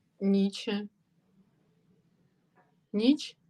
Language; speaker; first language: Ukrainian; non-native, learner; Russian